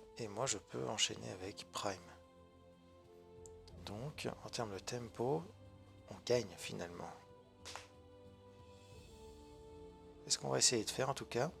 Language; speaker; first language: French; native; French